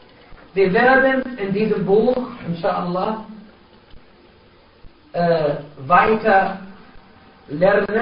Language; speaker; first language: German; non-native, fluent; Arabic